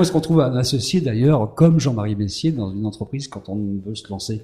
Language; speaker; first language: French; native; French